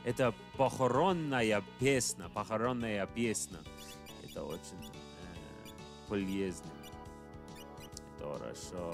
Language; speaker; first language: Russian; non-native, learner; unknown